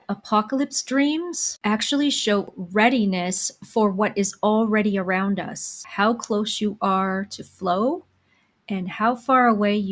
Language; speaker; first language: English; native; English